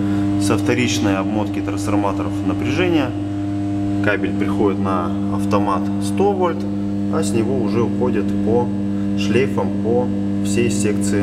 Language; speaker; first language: Russian; native; Russian